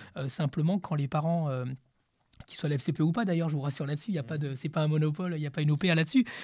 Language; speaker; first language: French; early bilingual, other home language; Spanish